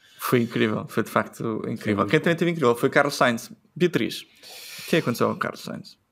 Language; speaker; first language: Portuguese; native; Portuguese